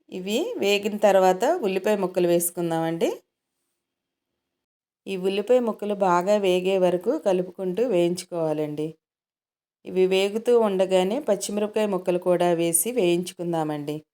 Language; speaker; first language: Telugu; native; Telugu